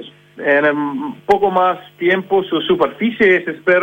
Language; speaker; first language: Spanish; non-native, fluent; English